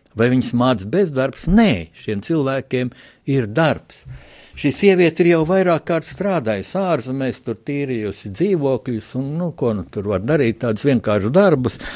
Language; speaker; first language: Latvian; native; Latvian